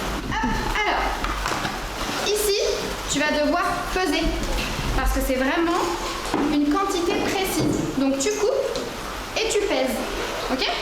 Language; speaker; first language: French; native; French